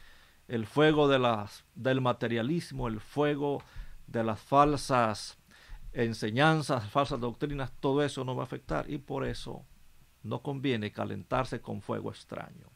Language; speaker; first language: Spanish; native; Spanish